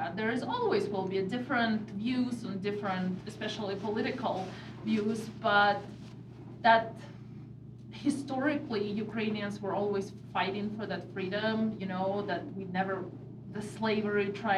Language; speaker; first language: English; non-native, fluent; Russian